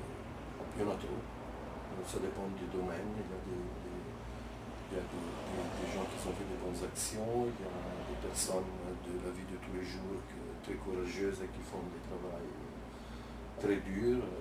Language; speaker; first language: French; non-native, fluent; Italian